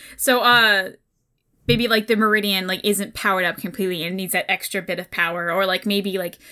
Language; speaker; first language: English; native; English